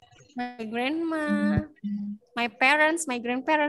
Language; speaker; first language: English; non-native, fluent; Indonesian